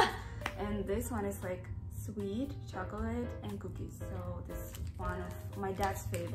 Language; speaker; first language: English; non-native, learner; Russian